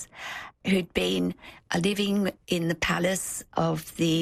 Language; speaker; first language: English; native; English